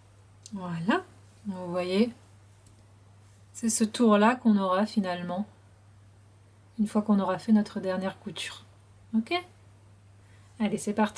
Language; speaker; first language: French; native; French